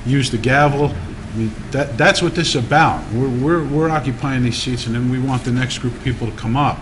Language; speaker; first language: English; early bilingual, other home language; Italian